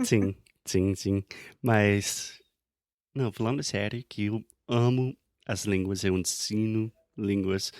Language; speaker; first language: Portuguese; non-native, fluent; English